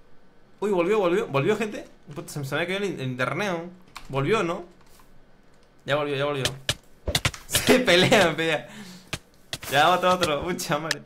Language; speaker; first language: Spanish; native; Spanish